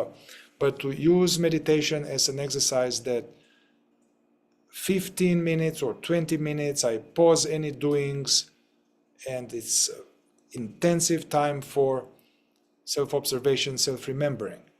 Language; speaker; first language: English; non-native, fluent; Romanian